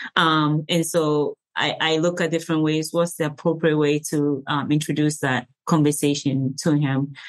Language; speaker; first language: English; early bilingual, other home language; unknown